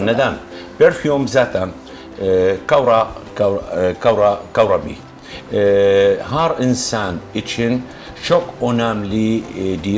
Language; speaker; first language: Turkish; non-native, learner; Arabic